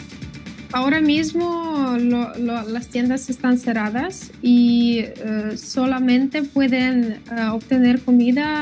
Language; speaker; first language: Spanish; non-native, fluent; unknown